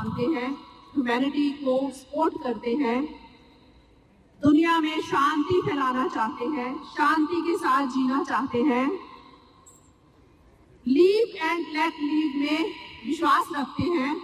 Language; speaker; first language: Hindi; native; Hindi